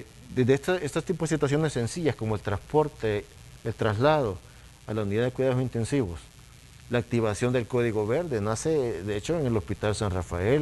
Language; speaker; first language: Spanish; native; Spanish